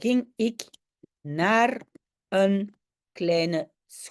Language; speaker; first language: Dutch; non-native, local second language; French